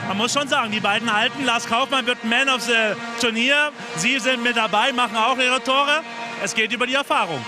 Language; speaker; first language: German; native; German